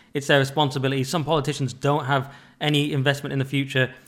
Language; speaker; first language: English; native; English